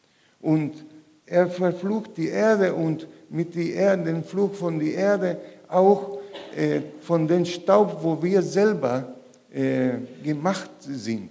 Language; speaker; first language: German; non-native, learner; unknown